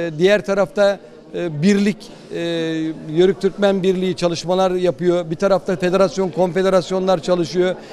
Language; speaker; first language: Turkish; native; Turkish